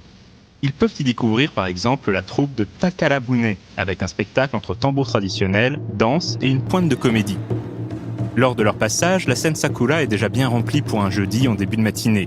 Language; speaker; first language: French; native; French